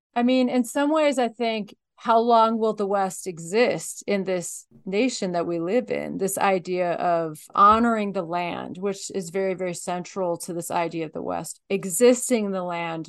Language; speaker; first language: English; native; English